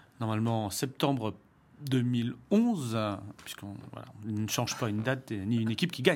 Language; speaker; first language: French; native; French